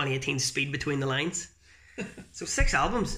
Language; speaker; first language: English; native; English